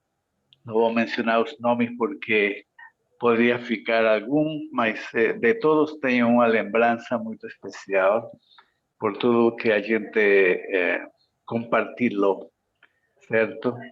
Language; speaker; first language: Portuguese; non-native, fluent; Spanish